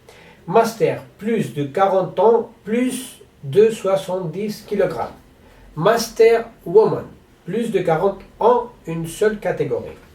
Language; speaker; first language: French; non-native, learner; Spanish